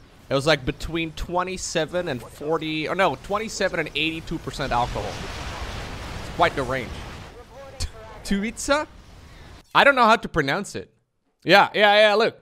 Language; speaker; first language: English; native; English